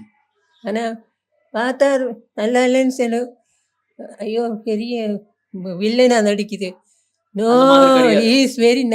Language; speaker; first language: Tamil; non-native, local second language; Malayalam